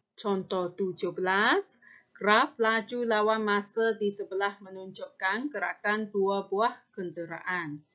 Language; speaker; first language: Malay; non-native, local second language; Chinese